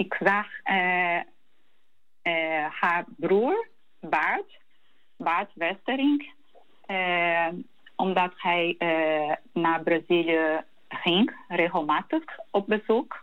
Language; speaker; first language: Dutch; early bilingual, heritage; Portuguese